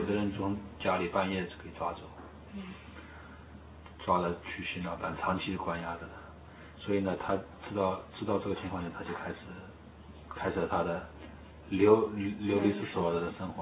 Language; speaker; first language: Chinese; native; Chinese